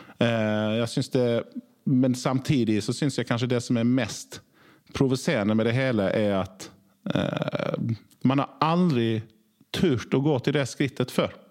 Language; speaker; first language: Norwegian; early bilingual, other home language; Swedish